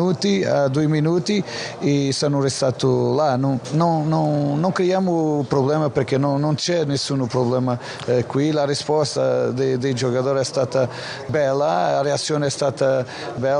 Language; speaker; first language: Italian; non-native, fluent; Portuguese